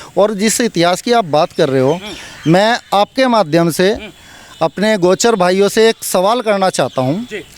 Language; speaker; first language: Hindi; native; Hindi